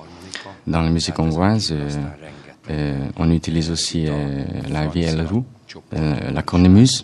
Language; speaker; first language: French; non-native, fluent; Hungarian